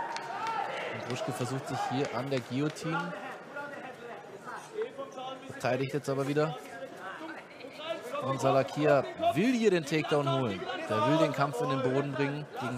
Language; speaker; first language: German; native; German